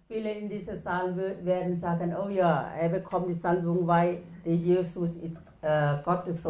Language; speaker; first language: German; non-native, learner; Thai